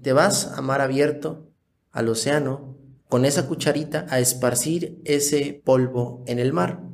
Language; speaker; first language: Spanish; native; Spanish